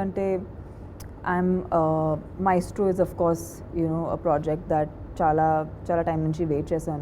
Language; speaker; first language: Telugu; non-native, fluent; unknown